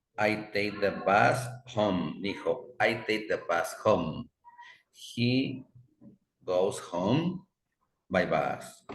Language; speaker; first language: English; non-native, fluent; Spanish